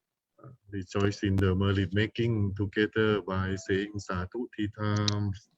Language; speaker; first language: English; non-native, fluent; Thai